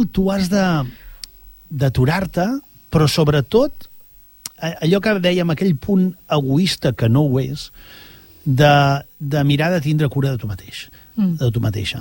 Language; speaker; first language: Catalan; native; Catalan